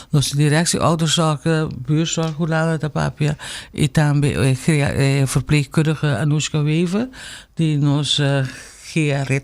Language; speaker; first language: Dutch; non-native, local second language; Papiamento